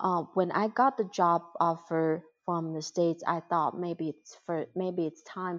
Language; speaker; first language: English; non-native, fluent; Chinese